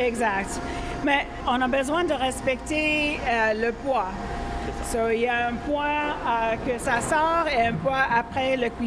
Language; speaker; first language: French; non-native, fluent; English